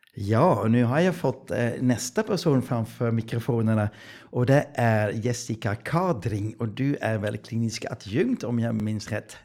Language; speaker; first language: Swedish; non-native, fluent; Dutch